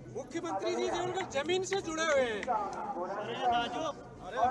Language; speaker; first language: Hindi; native; Hindi